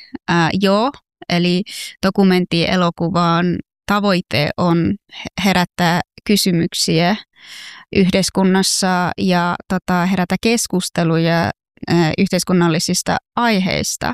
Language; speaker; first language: Finnish; non-native, fluent; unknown